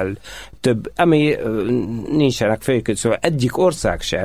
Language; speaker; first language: Hungarian; non-native, fluent; Arabic